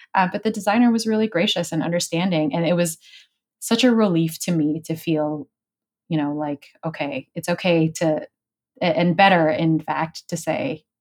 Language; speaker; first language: English; native; English